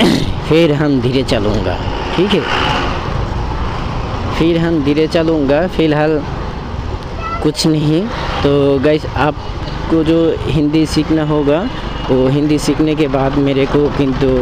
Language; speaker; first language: Hindi; non-native, learner; Bangla